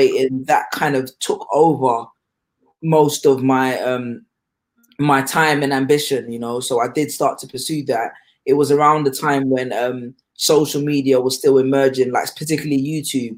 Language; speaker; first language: English; native; English